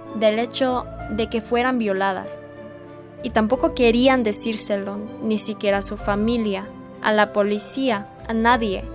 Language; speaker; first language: Spanish; non-native, fluent; Korean